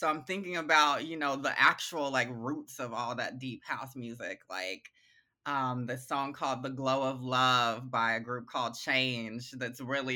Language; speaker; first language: English; native; English